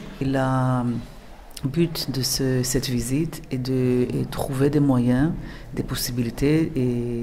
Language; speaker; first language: French; non-native, fluent; Hebrew